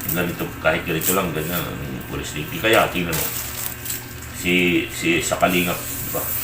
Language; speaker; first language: Filipino; native; Filipino